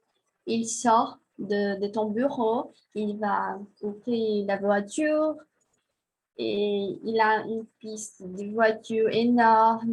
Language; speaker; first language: French; non-native, learner; Portuguese